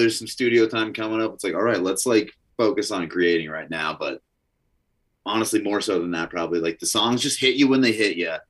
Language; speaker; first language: English; native; English